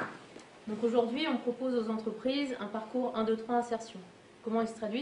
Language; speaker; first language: French; native; French